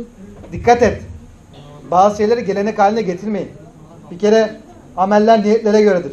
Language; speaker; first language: Turkish; native; Turkish